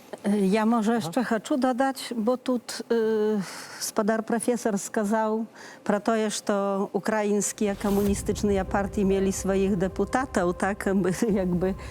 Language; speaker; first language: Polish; non-native, learner; Belarusian